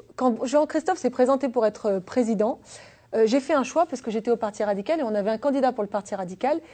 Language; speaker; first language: French; native; French